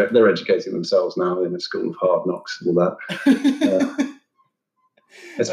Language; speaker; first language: English; native; English